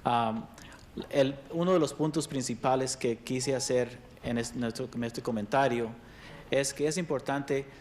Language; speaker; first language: Spanish; early bilingual, other home language; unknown